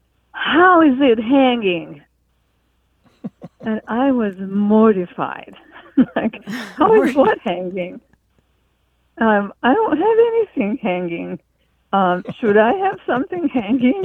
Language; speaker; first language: English; non-native, fluent; Hungarian